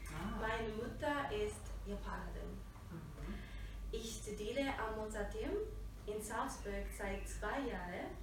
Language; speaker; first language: German; non-native, fluent; Japanese